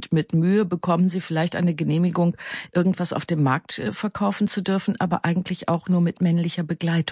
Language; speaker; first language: German; native; German